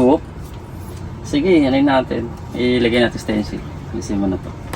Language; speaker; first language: Filipino; native; Filipino